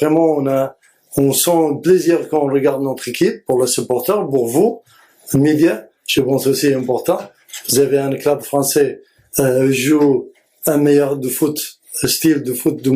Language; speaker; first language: French; non-native, learner; Arabic